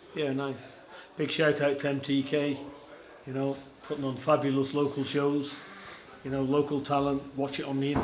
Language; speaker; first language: English; native; English